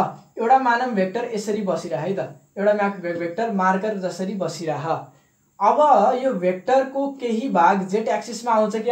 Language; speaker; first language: Nepali; native; Nepali